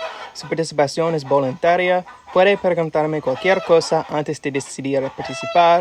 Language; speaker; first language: Spanish; non-native, fluent; English